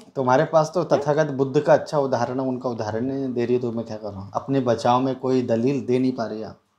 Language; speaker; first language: Hindi; native; Hindi